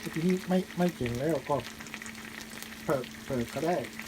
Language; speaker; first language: Thai; non-native, learner; Japanese